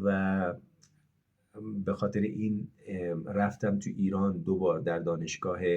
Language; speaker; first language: Persian; non-native, fluent; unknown